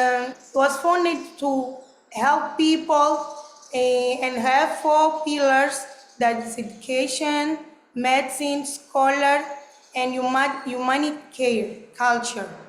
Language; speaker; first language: English; non-native, learner; Portuguese